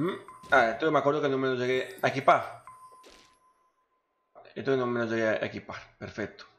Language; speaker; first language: Spanish; native; Spanish